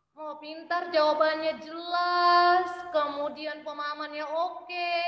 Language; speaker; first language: Indonesian; native; Indonesian